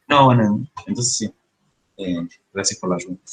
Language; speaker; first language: Spanish; native; Spanish